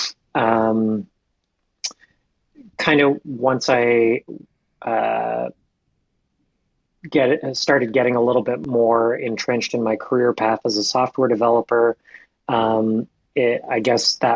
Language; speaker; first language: English; native; English